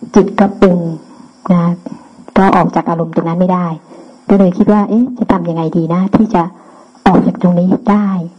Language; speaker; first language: Thai; native; Thai